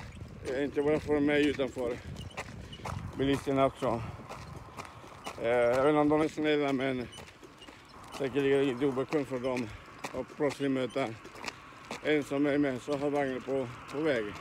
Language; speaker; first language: Swedish; non-native, learner; Spanish